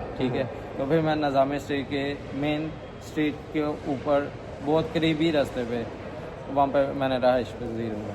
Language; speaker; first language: Urdu; non-native, local second language; Punjabi